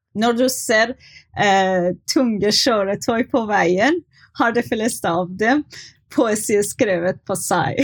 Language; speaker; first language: Norwegian; non-native, learner; Persian